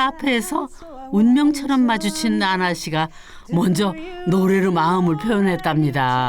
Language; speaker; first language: Korean; native; Korean